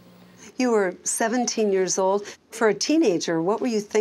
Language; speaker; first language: English; native; English